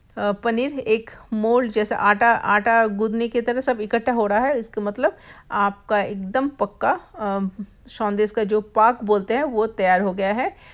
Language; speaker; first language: Hindi; non-native, local second language; Bangla